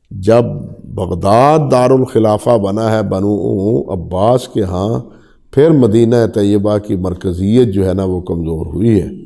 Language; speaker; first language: Urdu; non-native, local second language; Punjabi